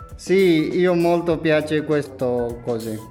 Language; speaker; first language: Italian; non-native, learner; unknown